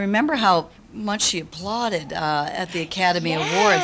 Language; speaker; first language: English; native; English